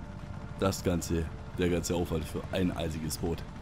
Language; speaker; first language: German; native; German